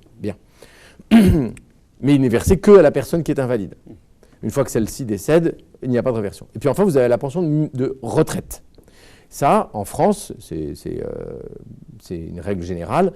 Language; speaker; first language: French; native; French